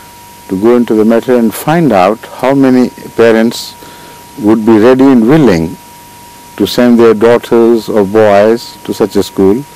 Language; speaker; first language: English; non-native, local second language; Urdu